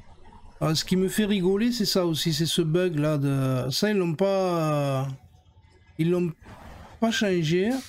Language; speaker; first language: French; native; French